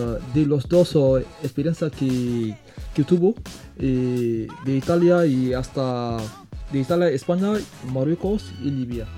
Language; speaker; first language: Spanish; non-native, fluent; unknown